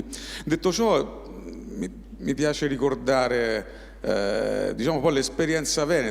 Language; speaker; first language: Italian; native; Italian